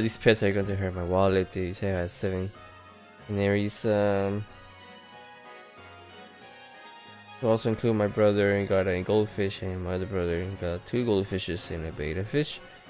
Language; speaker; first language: English; early bilingual, other home language; Spanish